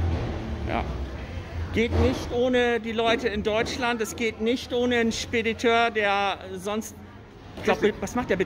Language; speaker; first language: German; native; German